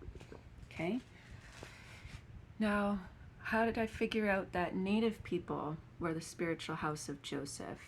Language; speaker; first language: English; native; English